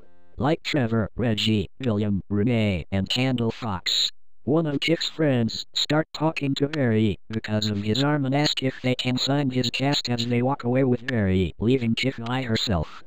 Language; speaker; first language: English; native; English